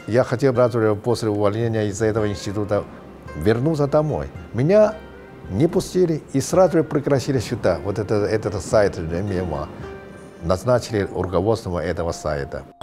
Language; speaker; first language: Russian; non-native, fluent; Chinese